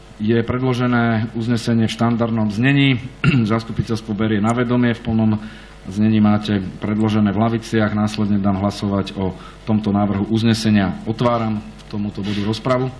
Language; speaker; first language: Slovak; native; Slovak